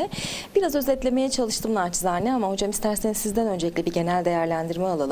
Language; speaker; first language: Turkish; native; Turkish